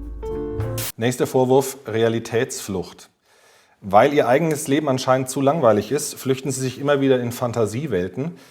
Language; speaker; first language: German; native; German